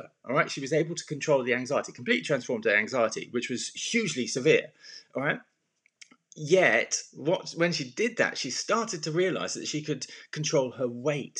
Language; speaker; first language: English; native; English